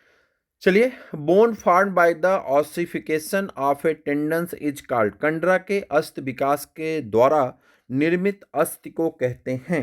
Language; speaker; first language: Hindi; native; Hindi